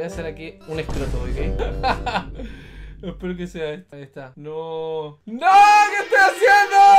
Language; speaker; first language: Spanish; native; Spanish